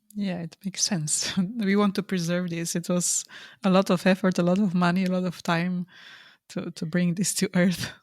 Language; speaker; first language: English; non-native, fluent; Slovenian